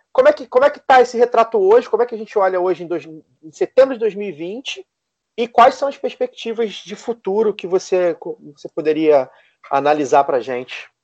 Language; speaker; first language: Portuguese; native; Portuguese